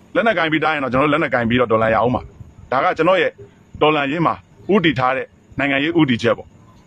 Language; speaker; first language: Burmese; native; Burmese